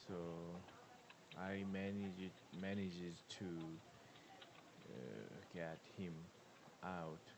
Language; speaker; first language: English; non-native, learner; Korean